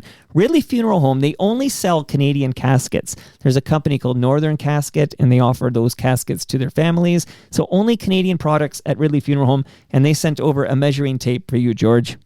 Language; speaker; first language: English; native; English